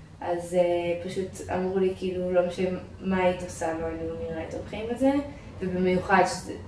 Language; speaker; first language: Hebrew; non-native, fluent; English